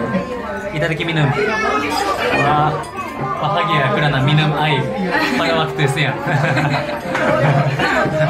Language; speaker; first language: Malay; non-native, fluent; Japanese